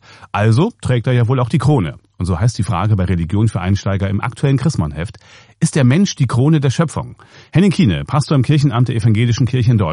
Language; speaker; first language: German; native; German